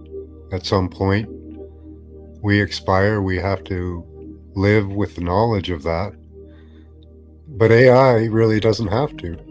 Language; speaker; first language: English; native; English